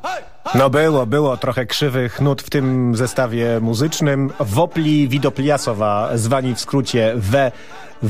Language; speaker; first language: Polish; native; Polish